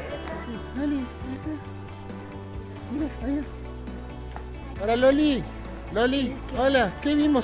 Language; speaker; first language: Spanish; native; Spanish